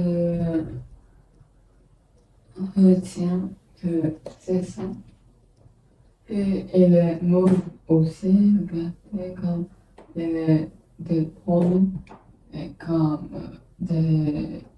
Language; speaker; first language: French; non-native, learner; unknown